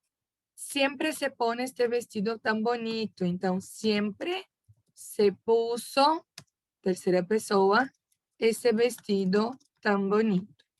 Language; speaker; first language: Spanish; non-native, fluent; Portuguese